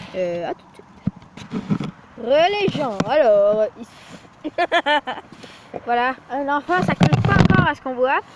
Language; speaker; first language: French; native; French